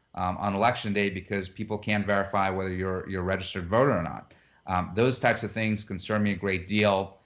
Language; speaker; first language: English; non-native, fluent; Russian